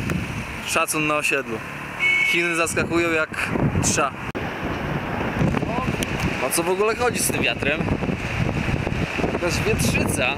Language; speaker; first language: Polish; native; Polish